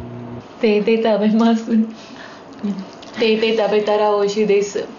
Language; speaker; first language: Japanese; non-native, learner; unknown